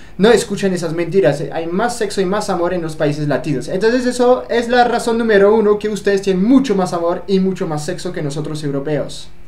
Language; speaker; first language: Spanish; non-native, fluent; French